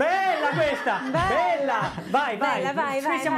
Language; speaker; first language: Italian; native; Italian